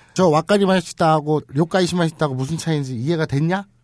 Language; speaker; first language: Korean; native; Korean